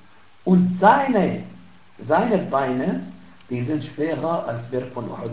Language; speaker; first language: German; non-native, fluent; Arabic